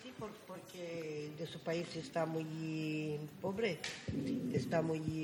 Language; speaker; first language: Spanish; non-native, learner; Romany